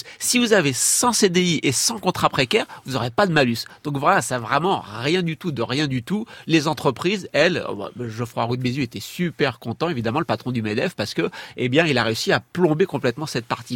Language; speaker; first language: French; native; French